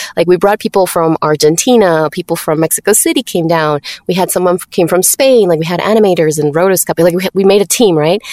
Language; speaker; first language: English; non-native, fluent; Spanish